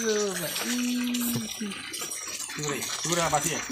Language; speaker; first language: Portuguese; native; Portuguese